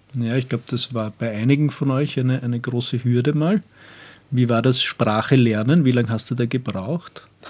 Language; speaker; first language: German; native; German